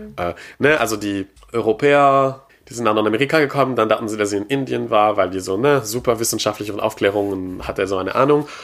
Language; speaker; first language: German; non-native, fluent; French